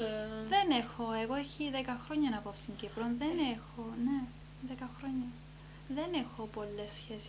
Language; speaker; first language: Greek; early bilingual, heritage; Greek